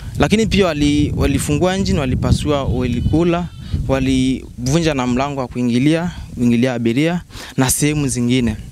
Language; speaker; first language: Swahili; non-native, local second language; Masai